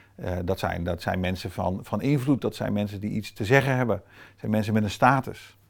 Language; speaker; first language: Dutch; non-native, fluent; Portuguese